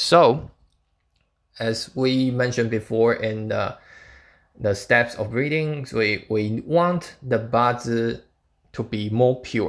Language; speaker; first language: English; non-native, fluent; Chinese